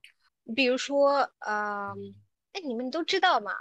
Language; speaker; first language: Chinese; non-native, local second language; Tamil